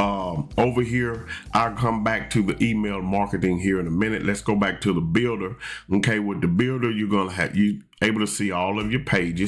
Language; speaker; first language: English; native; English